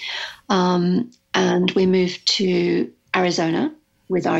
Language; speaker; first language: English; native; English